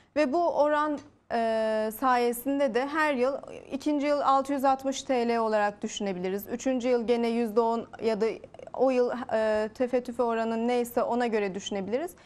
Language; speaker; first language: Turkish; native; Turkish